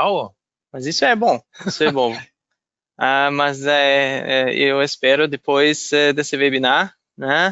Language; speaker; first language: Portuguese; non-native, fluent; German